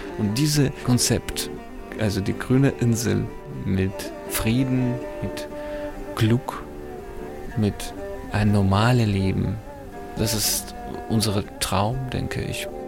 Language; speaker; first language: German; non-native, fluent; Crimean Tatar